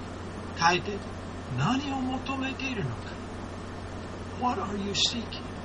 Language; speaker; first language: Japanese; non-native, fluent; English